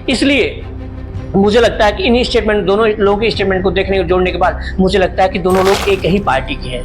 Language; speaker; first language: Hindi; native; Hindi